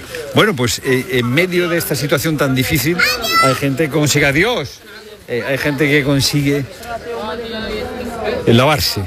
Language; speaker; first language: Spanish; native; Spanish